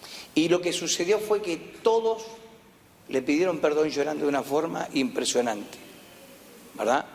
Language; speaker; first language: Spanish; native; Spanish